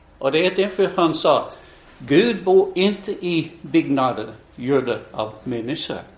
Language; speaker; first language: Swedish; non-native, fluent; English